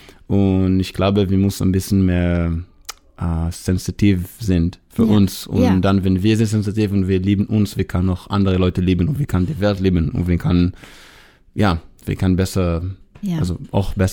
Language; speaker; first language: German; non-native, fluent; Hebrew